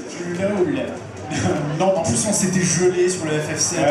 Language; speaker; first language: French; native; French